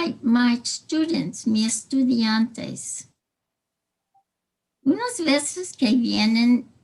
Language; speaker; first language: Spanish; early bilingual, heritage; English